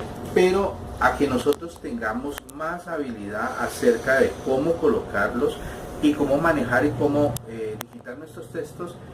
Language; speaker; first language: Spanish; native; Spanish